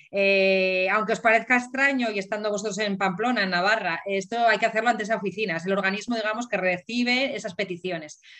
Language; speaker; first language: Spanish; native; Spanish